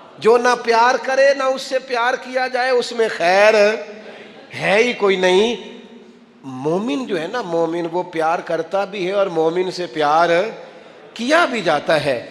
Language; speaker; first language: Urdu; non-native, local second language; Punjabi